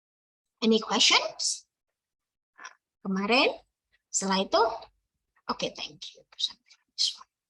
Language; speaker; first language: English; non-native, fluent; Indonesian